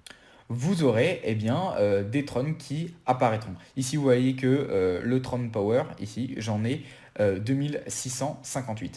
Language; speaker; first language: French; native; French